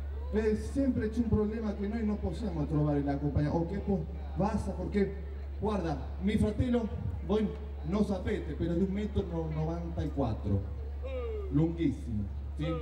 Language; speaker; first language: Italian; non-native, learner; Spanish